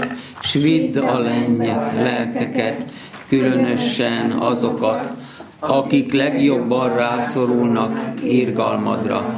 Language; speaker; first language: Hungarian; native; Hungarian